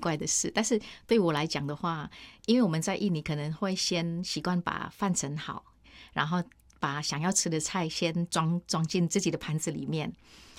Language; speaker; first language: Chinese; non-native, fluent; Indonesian